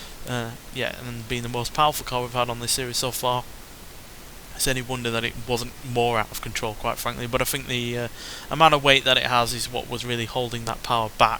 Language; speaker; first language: English; native; English